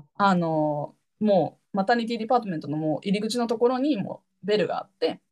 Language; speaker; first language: Japanese; native; Japanese